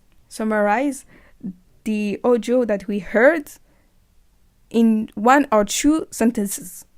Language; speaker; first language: English; non-native, learner; French